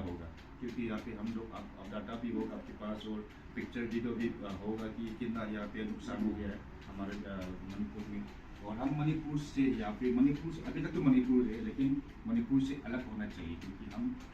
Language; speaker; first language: Hindi; non-native, local second language; Thado Chin